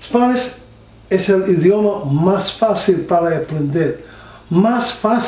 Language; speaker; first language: Spanish; non-native, learner; English